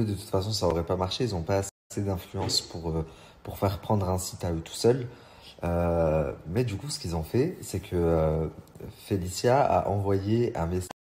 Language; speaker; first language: French; native; French